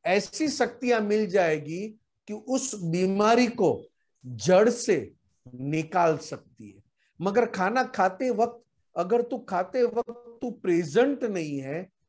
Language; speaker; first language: Hindi; non-native, local second language; Gujarati